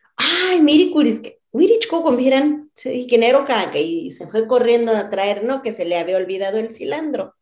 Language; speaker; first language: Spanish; non-native, local second language; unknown